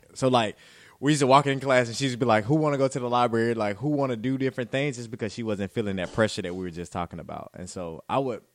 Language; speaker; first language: English; native; English